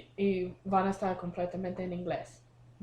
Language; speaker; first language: Spanish; non-native, learner; English